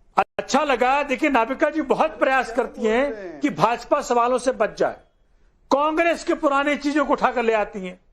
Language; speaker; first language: Hindi; native; Hindi